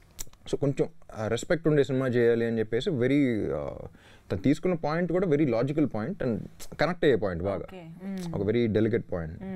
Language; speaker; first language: Telugu; native; Telugu